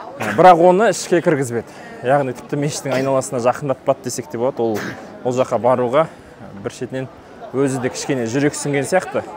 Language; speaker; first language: Kazakh; native; Kazakh